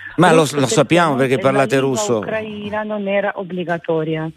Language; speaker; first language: Italian; non-native, fluent; Ukrainian